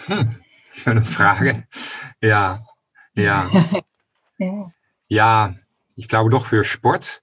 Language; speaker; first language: German; non-native, fluent; Dutch